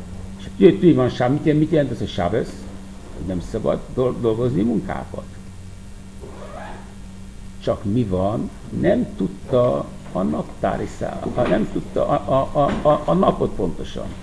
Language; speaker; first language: Hungarian; non-native, fluent; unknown